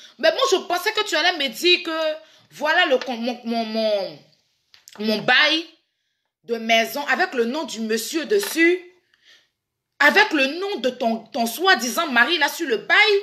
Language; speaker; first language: French; native; French